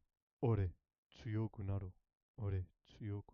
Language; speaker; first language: Japanese; non-native, learner; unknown